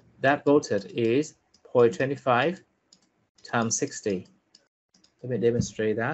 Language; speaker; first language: English; non-native, fluent; Vietnamese